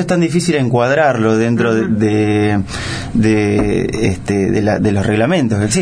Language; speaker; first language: Spanish; native; Spanish